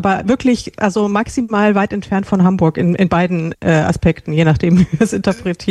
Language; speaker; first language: German; native; German